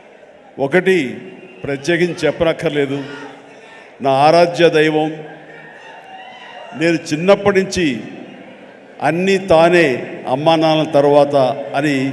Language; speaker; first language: Telugu; native; Telugu